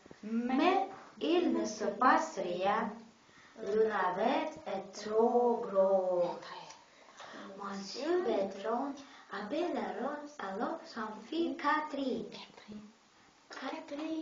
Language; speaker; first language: French; non-native, learner; Russian